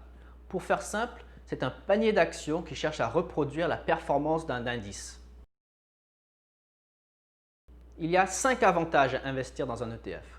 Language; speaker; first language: French; native; French